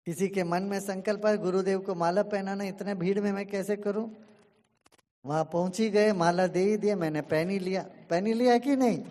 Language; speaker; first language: Hindi; non-native, local second language; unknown